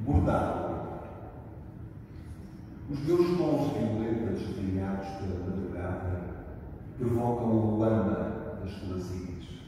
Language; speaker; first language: Portuguese; native; Portuguese